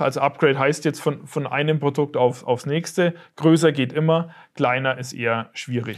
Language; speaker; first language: German; native; German